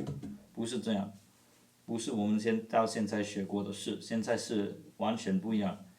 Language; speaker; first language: Chinese; non-native, fluent; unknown